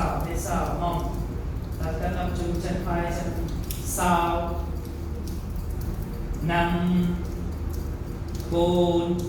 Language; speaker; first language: Vietnamese; non-native, fluent; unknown